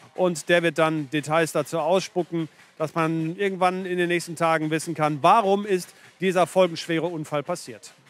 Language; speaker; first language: German; native; German